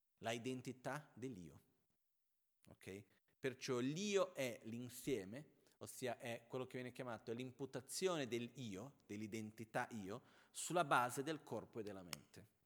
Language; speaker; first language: Italian; non-native, fluent; Portuguese